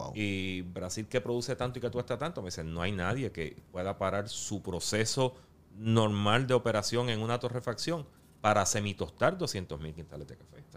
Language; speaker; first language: Spanish; native; Spanish